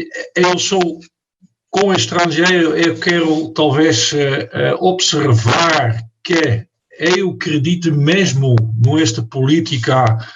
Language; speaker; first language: Portuguese; non-native, fluent; Dutch